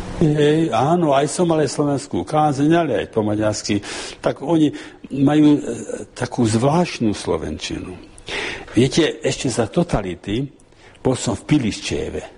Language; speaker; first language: Slovak; non-native, local second language; Hungarian